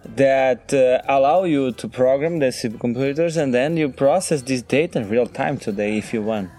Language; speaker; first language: English; non-native, fluent; Portuguese